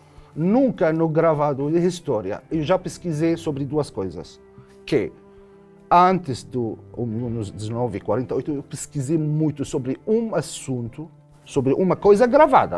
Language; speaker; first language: Portuguese; non-native, learner; Arabic